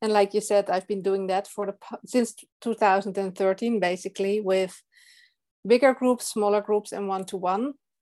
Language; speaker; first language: English; non-native, fluent; Dutch